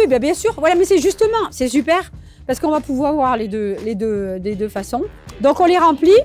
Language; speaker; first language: French; native; French